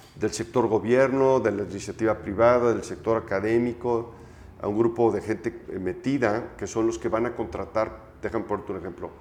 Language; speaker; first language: Spanish; native; Spanish